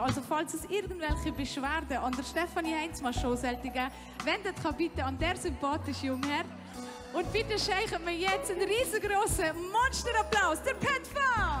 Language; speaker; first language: German; native; German